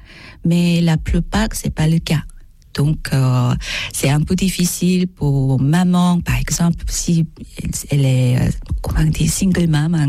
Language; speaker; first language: French; non-native, learner; Korean